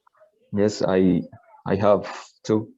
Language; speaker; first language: English; non-native, learner; Spanish